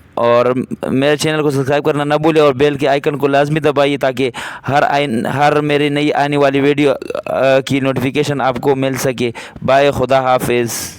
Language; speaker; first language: Urdu; non-native, local second language; Pashto